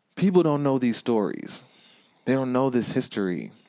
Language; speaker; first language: English; native; English